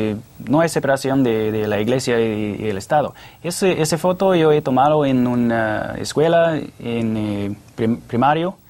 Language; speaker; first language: Spanish; non-native, fluent; English